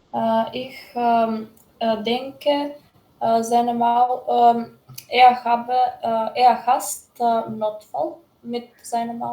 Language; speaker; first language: German; non-native, learner; Macedonian